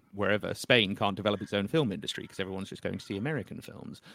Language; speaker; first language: English; native; English